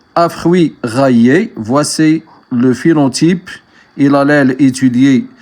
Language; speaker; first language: French; non-native, local second language; Arabic